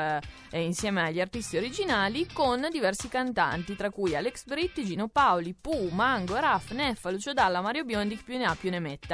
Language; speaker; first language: Italian; native; Italian